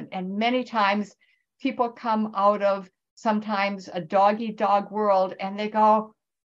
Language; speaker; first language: English; native; English